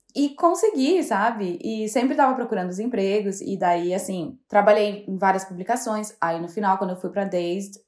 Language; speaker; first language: Portuguese; native; Portuguese